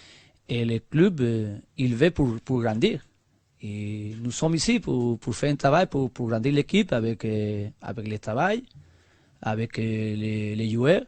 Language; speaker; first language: French; non-native, learner; Spanish